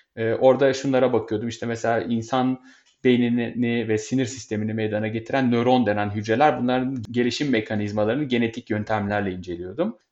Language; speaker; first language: Turkish; native; Turkish